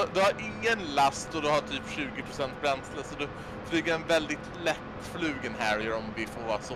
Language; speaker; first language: Swedish; native; Swedish